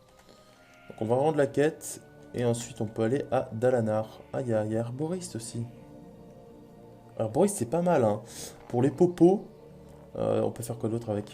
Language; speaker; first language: French; native; French